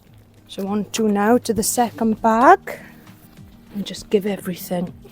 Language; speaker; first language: English; native; English